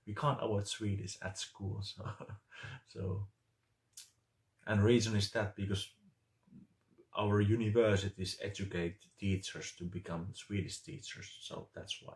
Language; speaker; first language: English; non-native, fluent; Finnish